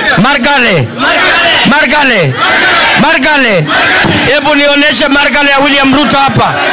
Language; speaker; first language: Swahili; non-native, local second language; Kalenjin